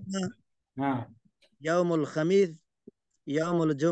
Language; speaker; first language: Arabic; non-native, learner; Urdu